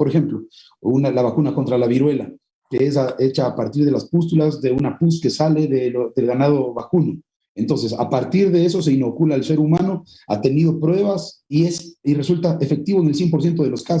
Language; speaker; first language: Spanish; native; Spanish